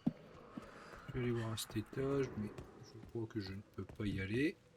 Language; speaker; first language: French; native; French